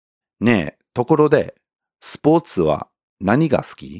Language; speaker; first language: Japanese; non-native, fluent; English